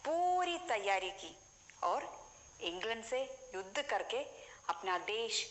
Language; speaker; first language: Hindi; non-native, local second language; Malayalam